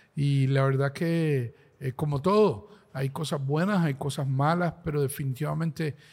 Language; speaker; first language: Spanish; native; Spanish